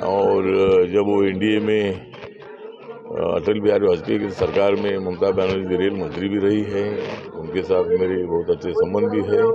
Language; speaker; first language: Hindi; non-native, local second language; Marathi